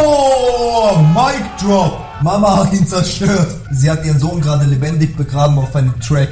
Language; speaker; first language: German; native; German